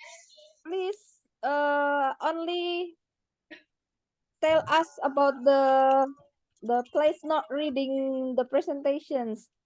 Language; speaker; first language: English; non-native, learner; Indonesian